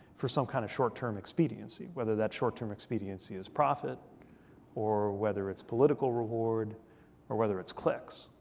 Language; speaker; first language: English; native; English